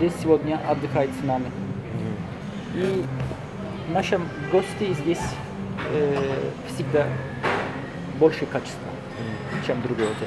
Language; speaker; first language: Russian; non-native, local second language; Turkish